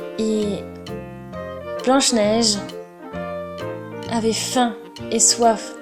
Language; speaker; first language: French; non-native, fluent; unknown